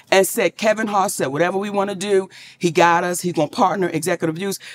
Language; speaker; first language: English; native; English